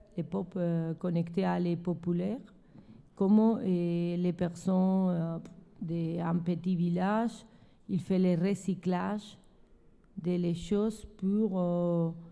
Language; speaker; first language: French; non-native, learner; Spanish